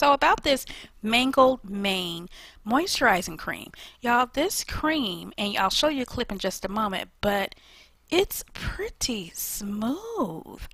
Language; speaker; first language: English; native; English